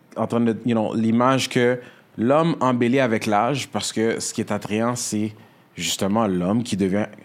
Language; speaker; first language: French; native; French